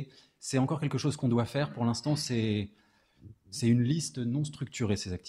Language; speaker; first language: French; native; French